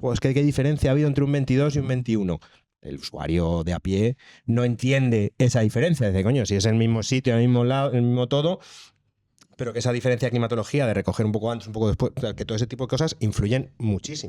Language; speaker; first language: Spanish; native; Spanish